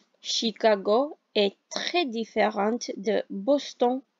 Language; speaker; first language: French; non-native, fluent; Armenian